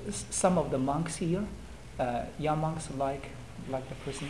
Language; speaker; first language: English; non-native, fluent; Chinese